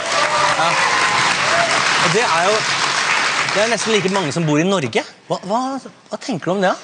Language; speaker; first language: Norwegian; native; Norwegian